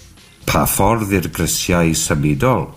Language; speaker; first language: Welsh; native; Welsh